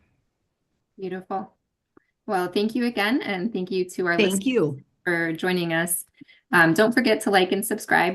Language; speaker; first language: English; native; English